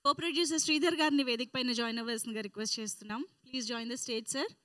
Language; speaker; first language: Telugu; native; Telugu